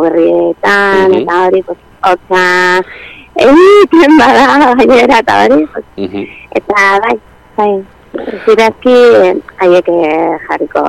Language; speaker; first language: Basque; non-native, local second language; Spanish